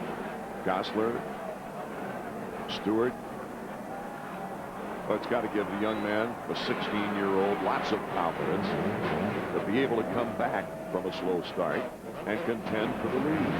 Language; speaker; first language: English; native; English